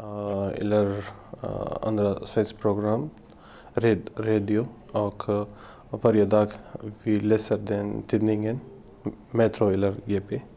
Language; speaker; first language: Swedish; non-native, learner; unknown